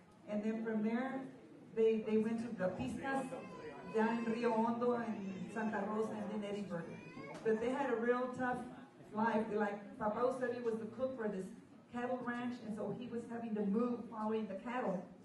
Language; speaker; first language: English; early bilingual, other home language; Spanish